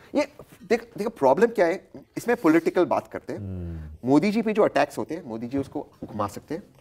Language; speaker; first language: Hindi; native; Hindi